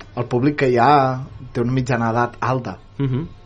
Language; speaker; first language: Catalan; native; Catalan